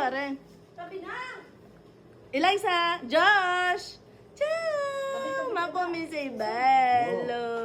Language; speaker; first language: Italian; non-native, learner; Filipino